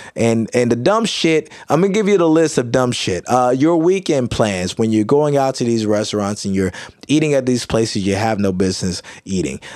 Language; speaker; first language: English; native; English